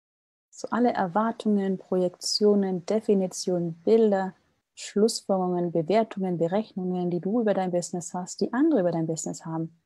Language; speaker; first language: German; native; German